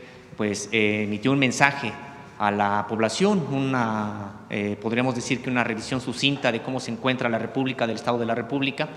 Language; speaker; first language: Spanish; native; Spanish